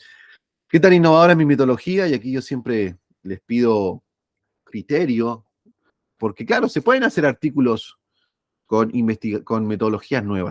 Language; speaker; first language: Spanish; native; Spanish